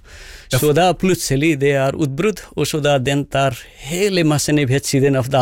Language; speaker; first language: Norwegian; non-native, fluent; Nepali